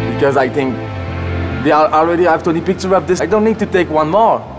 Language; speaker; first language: English; non-native, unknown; French